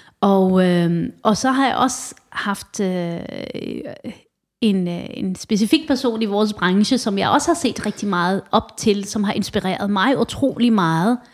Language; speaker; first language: Danish; early bilingual, other home language; Arabic